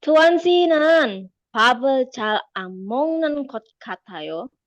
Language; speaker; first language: Korean; non-native, learner; Indonesian